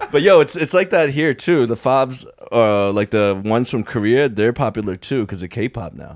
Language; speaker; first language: English; early bilingual, other home language; Korean